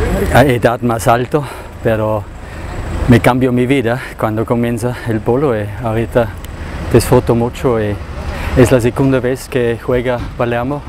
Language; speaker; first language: Spanish; non-native, learner; German